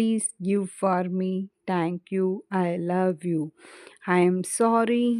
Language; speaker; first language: English; non-native, learner; Tamil